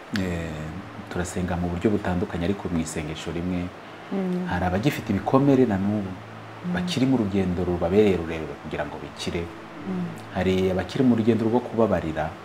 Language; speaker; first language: Kinyarwanda; native; Kinyarwanda